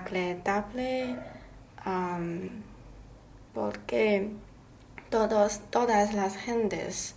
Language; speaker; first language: Spanish; non-native, learner; Chinese